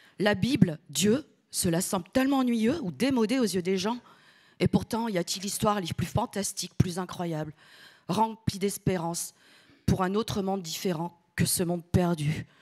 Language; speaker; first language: French; early bilingual, other home language; Italian